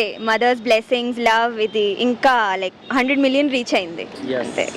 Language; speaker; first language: Telugu; non-native, local second language; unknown